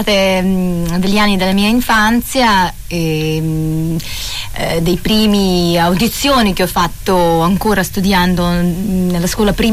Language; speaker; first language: Italian; non-native, fluent; Russian